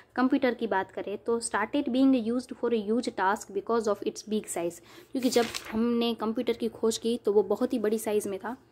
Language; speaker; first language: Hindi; non-native, local second language; Gujarati